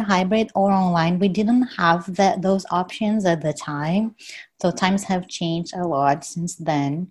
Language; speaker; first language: English; non-native, fluent; Portuguese